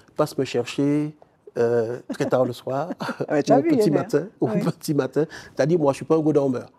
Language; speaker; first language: French; native; French